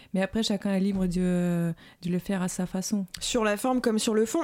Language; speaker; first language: French; non-native, fluent; Russian